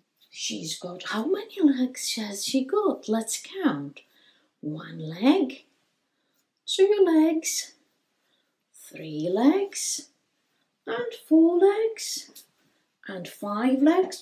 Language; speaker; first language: English; non-native, fluent; Czech